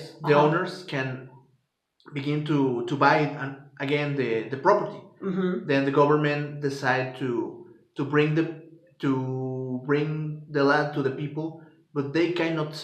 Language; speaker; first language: English; non-native, fluent; Spanish